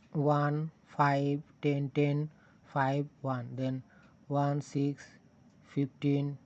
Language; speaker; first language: English; non-native, local second language; Bangla